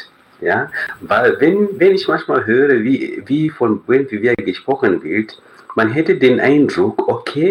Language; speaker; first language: German; non-native, fluent; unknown